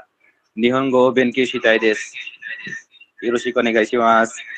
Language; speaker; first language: Japanese; non-native, learner; Bangla